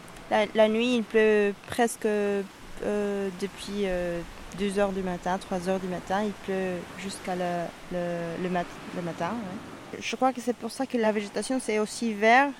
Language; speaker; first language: French; non-native, learner; Spanish